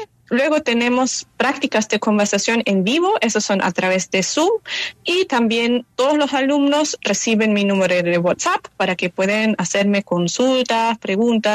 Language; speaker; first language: Spanish; non-native, fluent; German